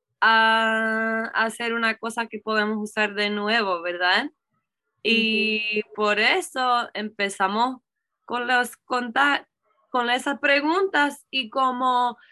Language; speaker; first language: Spanish; non-native, learner; English